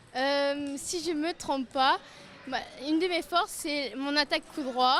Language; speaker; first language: French; native; French